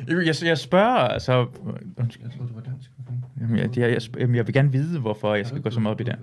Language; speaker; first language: Danish; early bilingual, other home language; Persian